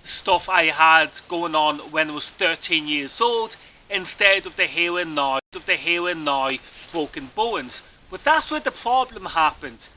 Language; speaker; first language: English; native; English